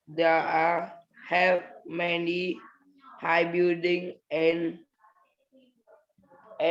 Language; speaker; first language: English; non-native, learner; Vietnamese